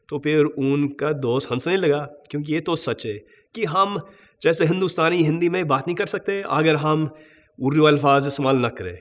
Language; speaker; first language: Hindi; non-native, fluent; English